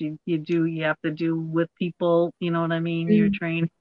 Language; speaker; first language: English; native; English